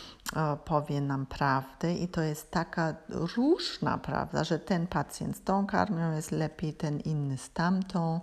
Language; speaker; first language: Polish; non-native, learner; German